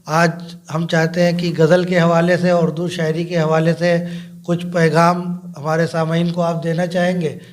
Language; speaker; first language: Urdu; native; Urdu